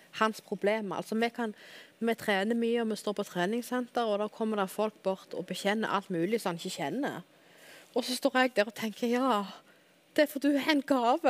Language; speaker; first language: Norwegian; native; Norwegian